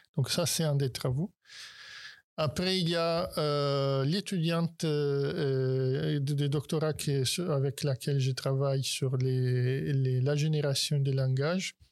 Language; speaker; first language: French; non-native, fluent; Italian